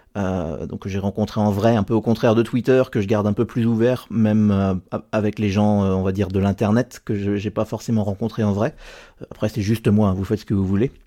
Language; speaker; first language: French; native; French